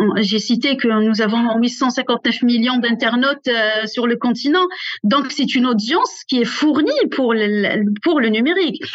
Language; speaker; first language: French; non-native, local second language; Arabic